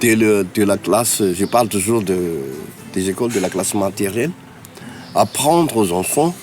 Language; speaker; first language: French; non-native, local second language; Malagasy